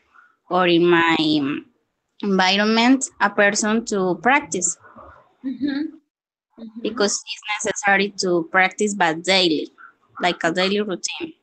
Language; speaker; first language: English; non-native, learner; Spanish